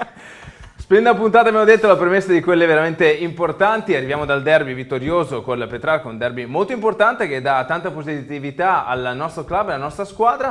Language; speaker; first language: Italian; native; Italian